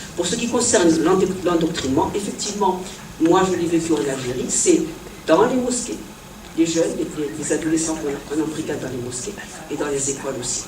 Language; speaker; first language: French; non-native, local second language; Arabic